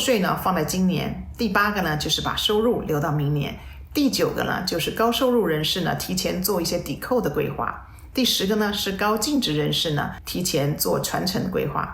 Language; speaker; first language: Chinese; native; Chinese